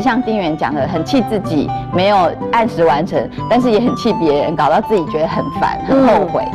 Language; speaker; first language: Chinese; native; Chinese